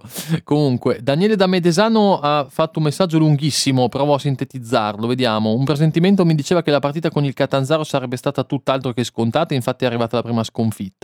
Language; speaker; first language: Italian; native; Italian